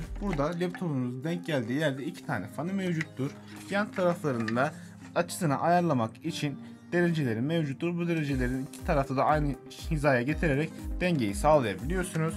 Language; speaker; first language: Turkish; native; Turkish